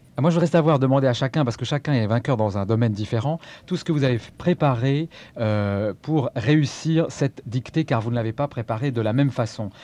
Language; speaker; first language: French; native; French